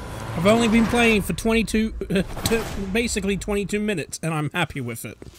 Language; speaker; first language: English; native; English